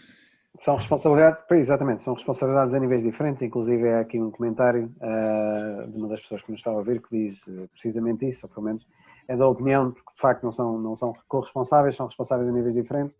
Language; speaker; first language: Portuguese; native; Portuguese